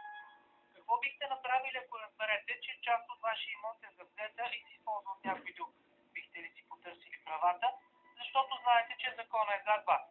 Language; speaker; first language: Bulgarian; native; Bulgarian